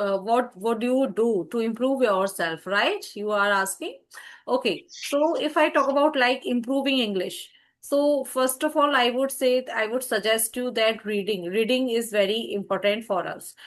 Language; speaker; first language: English; non-native, fluent; Hindi